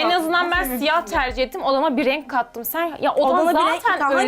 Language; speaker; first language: Turkish; native; Turkish